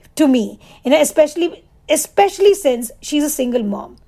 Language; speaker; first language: English; non-native, local second language; Bangla